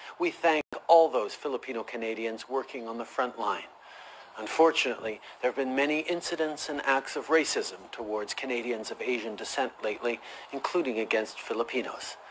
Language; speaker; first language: English; native; English